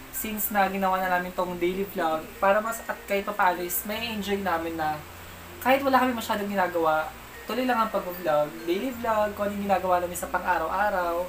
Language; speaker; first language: Filipino; native; Filipino